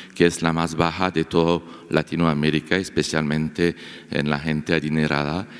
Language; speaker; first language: Spanish; non-native, fluent; French